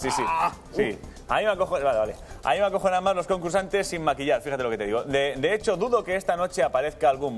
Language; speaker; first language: Spanish; native; Spanish